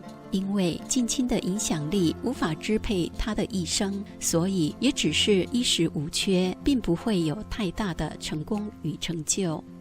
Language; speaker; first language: Chinese; native; Chinese